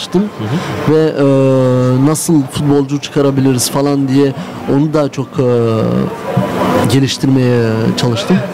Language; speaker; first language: Turkish; early bilingual, heritage; Turkish